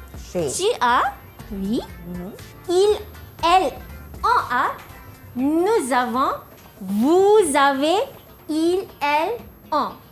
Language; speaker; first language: French; non-native, fluent; Malay